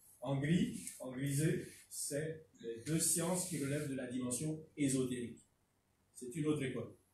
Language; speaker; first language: French; non-native, local second language; Fon